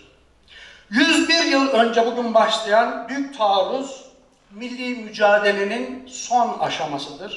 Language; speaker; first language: Turkish; native; Turkish